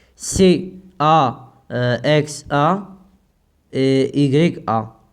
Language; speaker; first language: French; non-native, local second language; Arabic